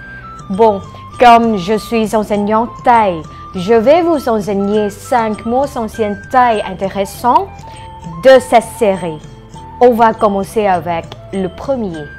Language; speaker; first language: French; non-native, fluent; Thai